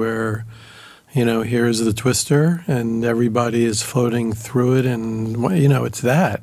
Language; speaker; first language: English; native; English